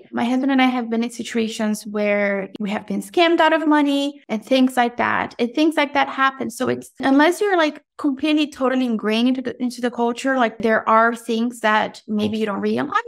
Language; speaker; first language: English; non-native, fluent; Portuguese